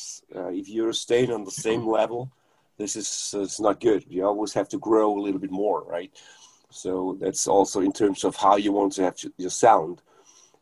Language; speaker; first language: English; non-native, fluent; German